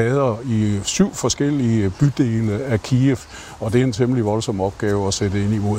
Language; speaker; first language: Danish; native; Danish